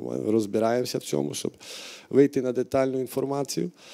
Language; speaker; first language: Ukrainian; non-native, fluent; Slovak